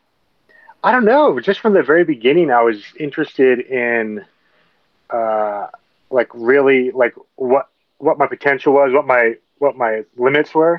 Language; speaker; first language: English; native; English